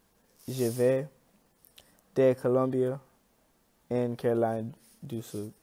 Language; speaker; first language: French; non-native, learner; English